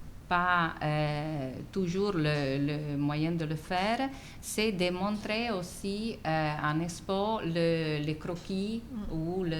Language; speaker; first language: French; non-native, fluent; Italian